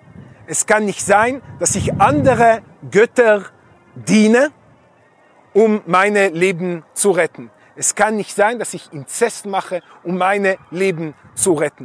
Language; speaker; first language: German; non-native, fluent; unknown